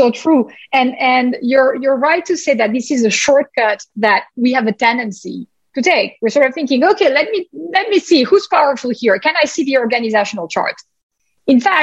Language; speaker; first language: English; non-native, fluent; French